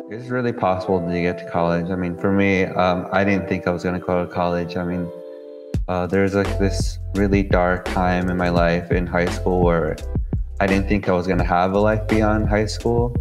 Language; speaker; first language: English; native; English